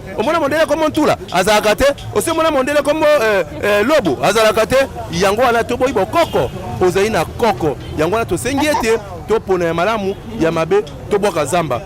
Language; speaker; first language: Lingala; native; Lingala